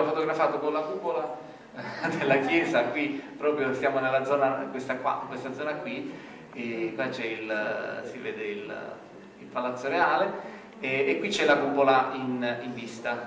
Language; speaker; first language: Italian; native; Italian